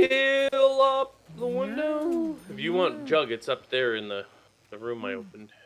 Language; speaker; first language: English; native; English